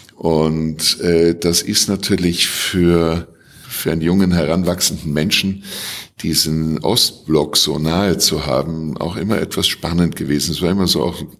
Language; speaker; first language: German; native; German